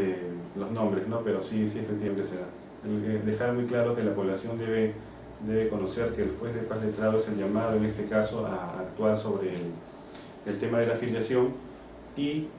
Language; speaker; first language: Spanish; native; Spanish